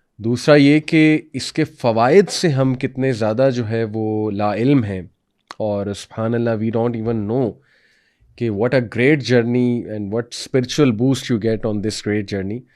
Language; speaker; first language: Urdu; native; Urdu